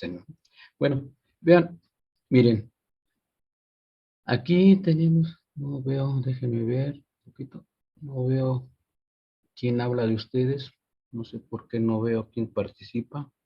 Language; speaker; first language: Spanish; native; Spanish